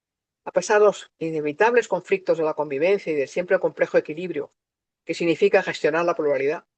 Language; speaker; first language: Spanish; native; Spanish